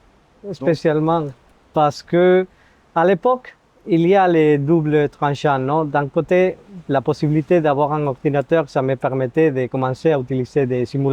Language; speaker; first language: French; non-native, fluent; Spanish